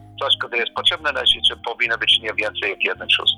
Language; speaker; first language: Polish; non-native, learner; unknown